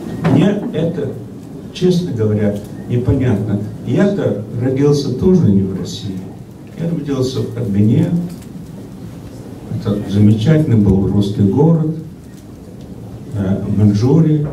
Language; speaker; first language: Russian; early bilingual, heritage; Russian